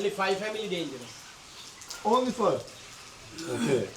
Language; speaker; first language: English; non-native, learner; Turkish